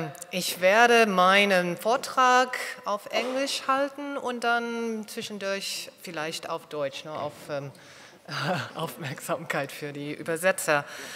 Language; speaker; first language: German; non-native, fluent; English